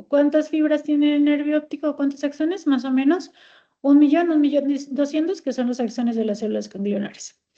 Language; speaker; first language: Spanish; native; Spanish